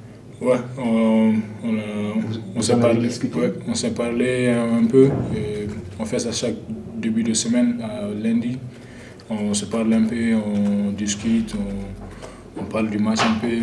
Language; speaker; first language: French; non-native, fluent; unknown